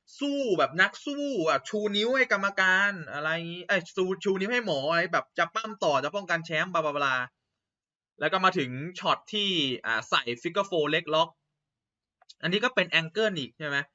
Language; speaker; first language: Thai; native; Thai